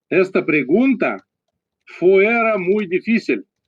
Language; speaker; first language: Spanish; non-native, learner; Russian